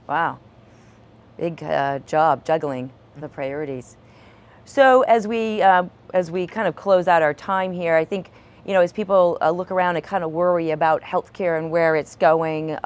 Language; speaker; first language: English; native; English